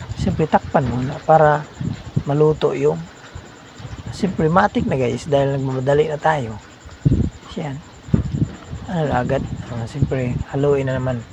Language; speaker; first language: Filipino; non-native, local second language; Cebuano